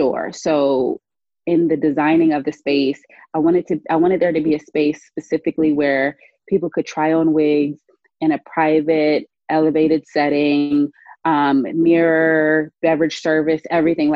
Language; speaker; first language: English; native; English